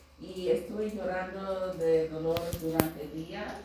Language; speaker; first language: Spanish; non-native, fluent; English